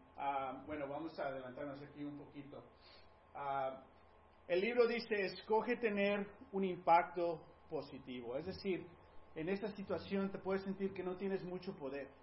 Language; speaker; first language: Spanish; early bilingual, heritage; Spanish